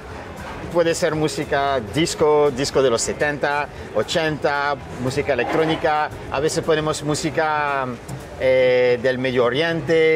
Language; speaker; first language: Spanish; non-native, fluent; French